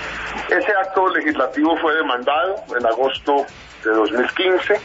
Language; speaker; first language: Spanish; native; Spanish